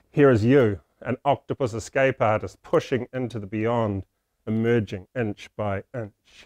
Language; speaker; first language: English; native; English